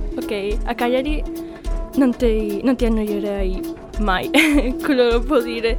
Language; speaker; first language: Italian; non-native, fluent; Spanish